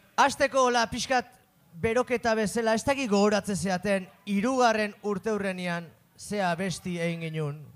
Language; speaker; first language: Basque; native; Basque